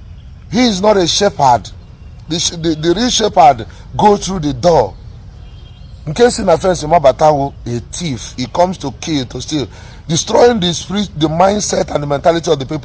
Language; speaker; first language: English; non-native, local second language; Igbo